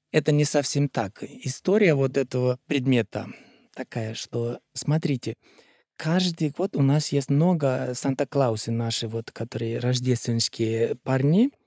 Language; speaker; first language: Russian; non-native, fluent; Icelandic